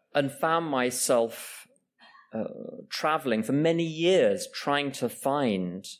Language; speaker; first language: English; native; English